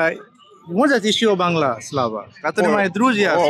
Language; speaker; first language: Russian; non-native, learner; Bangla